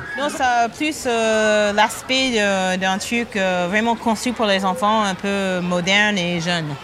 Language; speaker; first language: French; non-native, fluent; English